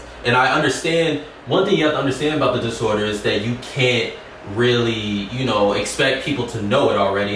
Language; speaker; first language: English; native; English